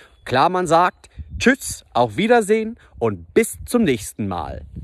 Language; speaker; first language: German; non-native, fluent; English